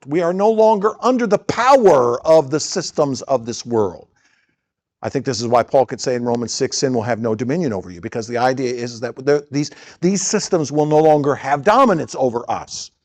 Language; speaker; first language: English; native; English